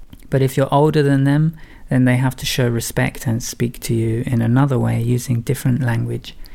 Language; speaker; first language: English; native; English